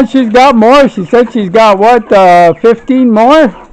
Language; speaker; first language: English; native; English